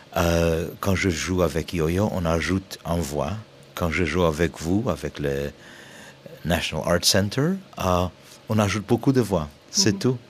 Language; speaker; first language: French; non-native, fluent; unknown